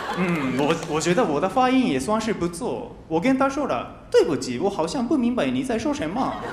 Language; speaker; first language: Chinese; non-native, fluent; Japanese